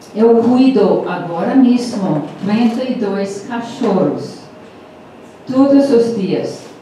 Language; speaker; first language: Portuguese; non-native, learner; English